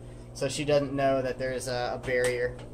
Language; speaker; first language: English; native; English